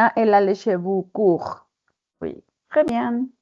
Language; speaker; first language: French; non-native, fluent; Spanish